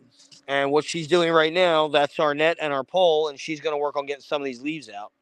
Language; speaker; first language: English; native; English